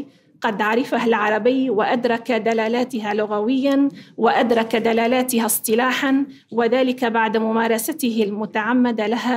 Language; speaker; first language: Arabic; native; Arabic